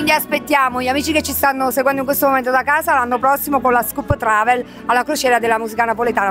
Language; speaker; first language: Italian; native; Italian